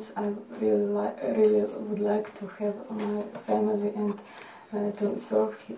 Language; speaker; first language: English; non-native, learner; Russian